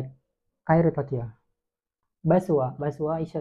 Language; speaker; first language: Japanese; non-native, learner; Indonesian